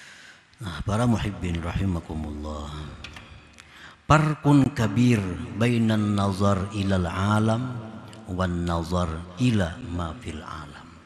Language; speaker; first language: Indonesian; non-native, local second language; Banjar